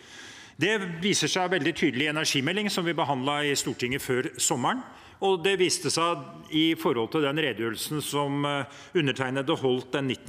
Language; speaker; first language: Norwegian; native; Norwegian